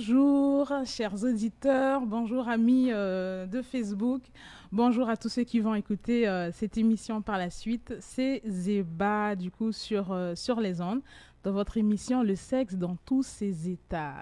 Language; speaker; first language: French; native; French